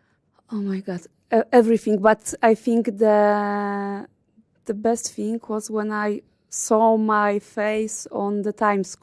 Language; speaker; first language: English; non-native, learner; Polish